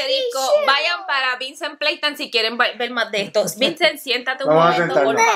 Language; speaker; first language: Spanish; native; Spanish